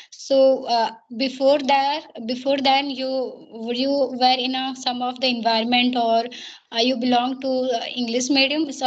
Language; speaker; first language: English; non-native, learner; Hindi